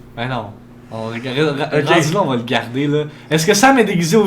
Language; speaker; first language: French; native; French